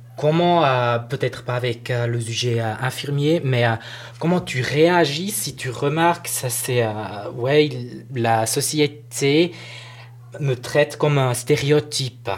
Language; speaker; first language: French; non-native, local second language; Swiss German